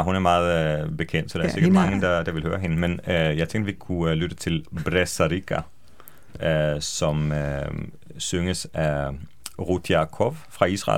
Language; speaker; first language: Danish; non-native, fluent; Hebrew